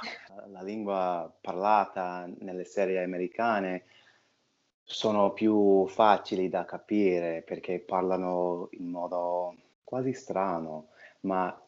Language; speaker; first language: Italian; non-native, fluent; English